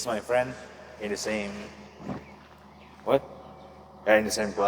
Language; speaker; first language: English; non-native, learner; Indonesian